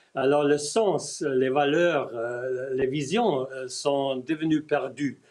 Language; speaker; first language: French; non-native, fluent; German